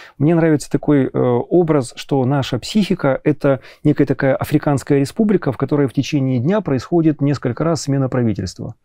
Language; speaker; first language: Russian; native; Russian